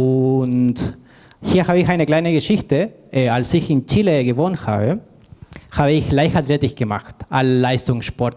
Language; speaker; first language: German; non-native, fluent; Spanish